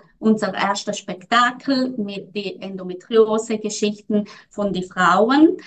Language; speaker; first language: German; non-native, local second language; Italian